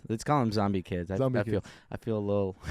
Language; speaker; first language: English; native; English